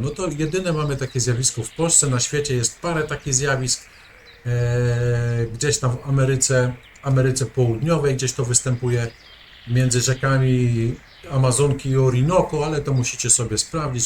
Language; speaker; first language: Polish; native; Polish